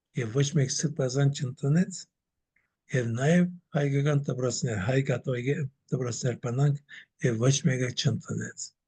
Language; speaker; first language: Armenian; early bilingual, heritage; Armenian